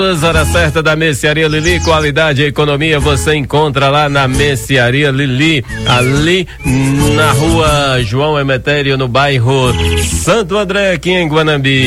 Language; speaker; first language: Portuguese; native; Portuguese